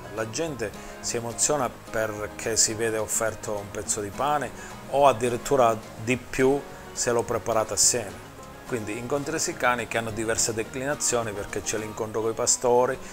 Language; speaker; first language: Italian; native; Italian